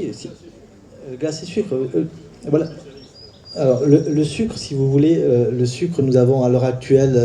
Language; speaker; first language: French; native; French